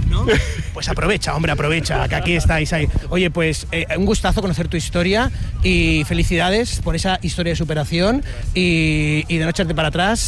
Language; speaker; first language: Spanish; native; Spanish